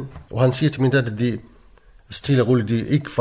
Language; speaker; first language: Danish; non-native, learner; Arabic